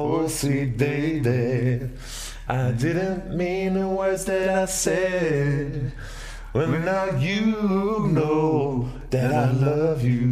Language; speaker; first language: English; native; English